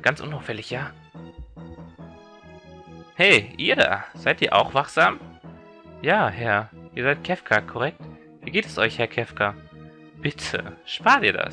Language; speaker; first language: German; native; German